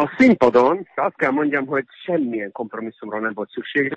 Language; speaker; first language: Hungarian; native; Hungarian